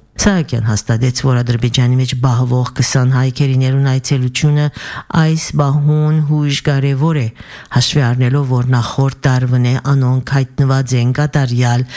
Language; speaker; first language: Armenian; early bilingual, heritage; Armenian